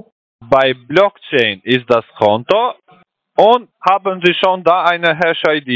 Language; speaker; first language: German; non-native, learner; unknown